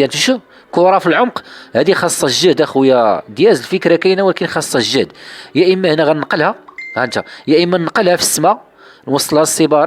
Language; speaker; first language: Arabic; native; Arabic